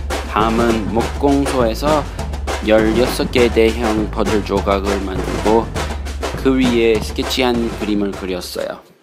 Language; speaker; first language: Korean; non-native, fluent; English